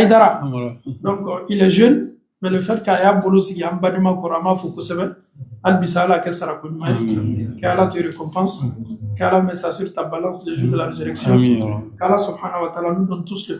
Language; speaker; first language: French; non-native, local second language; Bambara